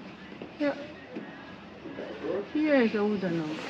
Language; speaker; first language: Dutch; non-native, learner; Japanese